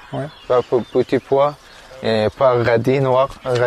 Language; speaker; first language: French; non-native, learner; Persian